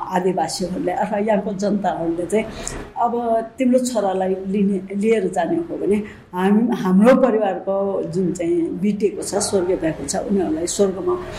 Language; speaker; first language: Nepali; non-native, local second language; Newari